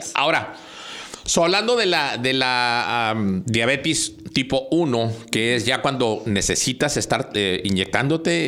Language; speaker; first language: Spanish; native; Spanish